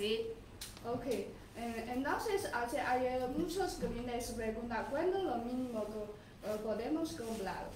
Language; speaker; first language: Spanish; non-native, learner; Chinese